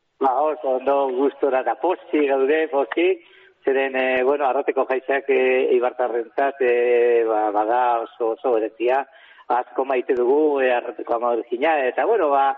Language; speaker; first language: Basque; native; Basque